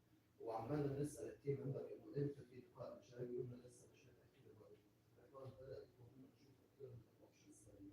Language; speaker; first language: Arabic; native; Arabic